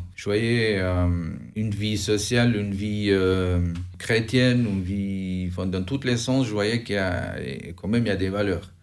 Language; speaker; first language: French; non-native, fluent; Albanian